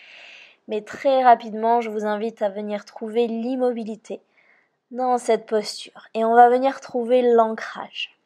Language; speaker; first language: French; native; French